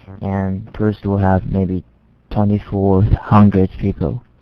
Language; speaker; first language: English; non-native, learner; Chinese